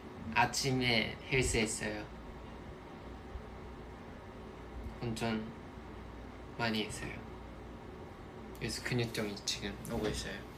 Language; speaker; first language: Korean; non-native, fluent; Japanese